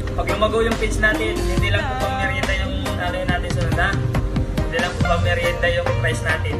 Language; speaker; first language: Filipino; non-native, local second language; Waray